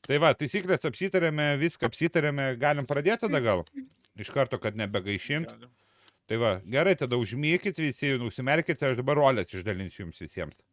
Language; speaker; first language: Lithuanian; native; Lithuanian